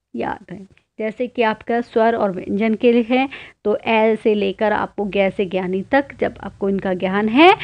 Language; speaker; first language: Hindi; native; Hindi